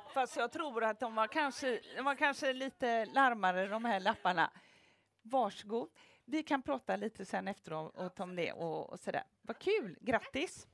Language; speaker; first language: Swedish; native; Swedish